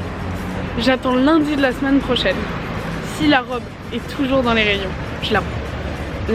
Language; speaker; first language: French; native; French